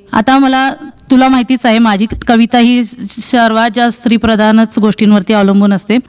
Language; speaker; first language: Marathi; native; Marathi